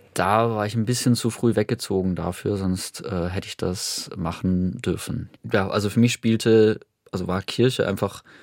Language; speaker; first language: German; native; German